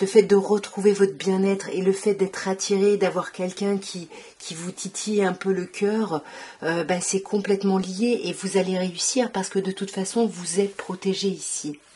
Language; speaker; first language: French; native; French